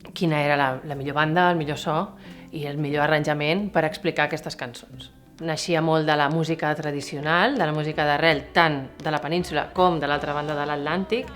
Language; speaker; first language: Catalan; native; Catalan